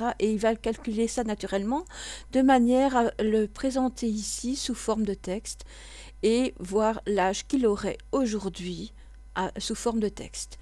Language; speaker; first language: French; native; French